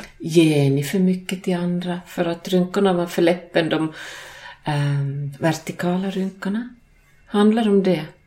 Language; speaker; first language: Swedish; native; Swedish